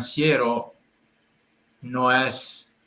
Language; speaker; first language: Spanish; non-native, learner; Italian